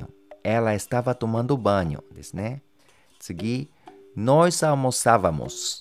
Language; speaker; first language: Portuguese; non-native, fluent; Japanese